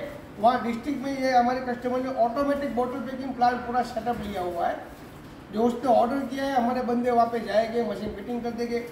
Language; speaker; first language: Hindi; non-native, local second language; Gujarati